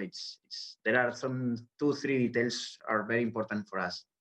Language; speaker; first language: English; non-native, learner; Spanish